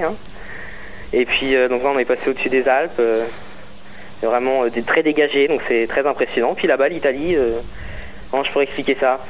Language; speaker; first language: French; native; French